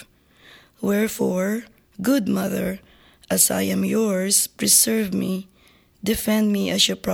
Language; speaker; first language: English; non-native, local second language; Filipino